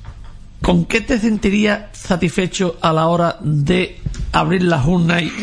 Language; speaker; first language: Spanish; native; Spanish